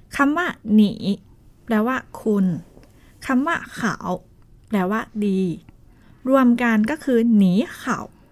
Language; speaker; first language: Thai; non-native, fluent; Chinese